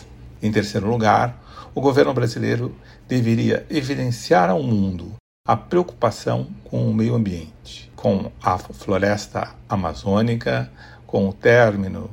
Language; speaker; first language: Portuguese; native; Portuguese